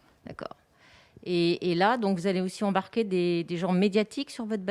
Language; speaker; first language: French; native; French